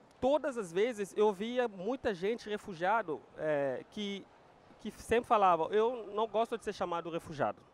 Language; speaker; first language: Portuguese; non-native, fluent; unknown